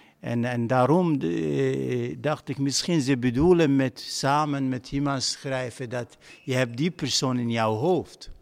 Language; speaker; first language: Dutch; non-native, fluent; Arabic